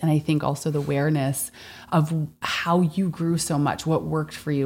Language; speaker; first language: English; native; English